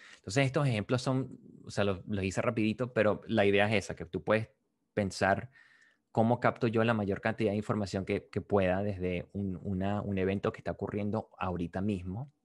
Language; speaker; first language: Spanish; native; Spanish